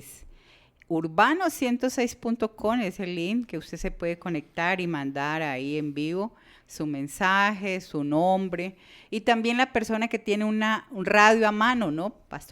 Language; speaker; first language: Spanish; native; Spanish